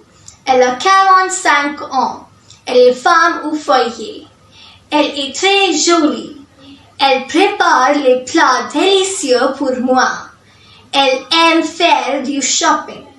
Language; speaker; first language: French; non-native, learner; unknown